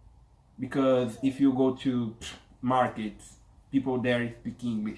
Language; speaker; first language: English; non-native, learner; Portuguese